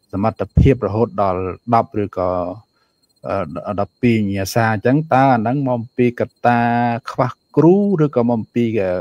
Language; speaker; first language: Khmer; native; Khmer